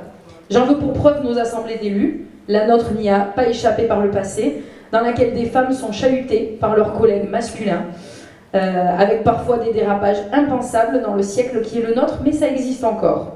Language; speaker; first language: French; native; French